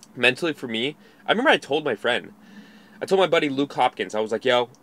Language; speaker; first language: English; native; English